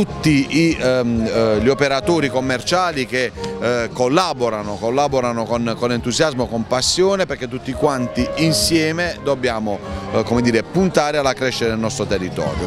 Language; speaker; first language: Italian; native; Italian